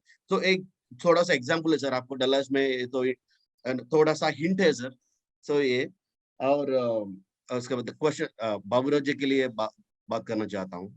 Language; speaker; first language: Hindi; non-native, local second language; Telugu